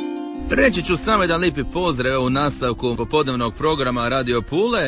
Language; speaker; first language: Serbian; native; Serbian